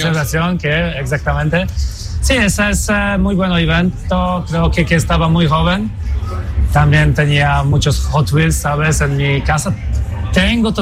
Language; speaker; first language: Spanish; non-native, fluent; Polish